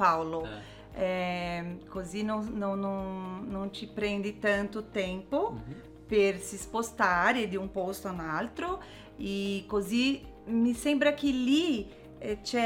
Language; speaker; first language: Italian; non-native, learner; Portuguese